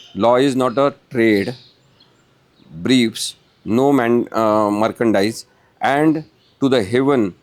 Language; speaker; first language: English; non-native, local second language; Marathi